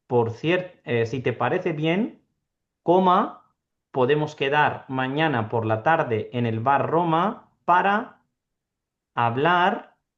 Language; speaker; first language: Spanish; non-native, fluent; Urdu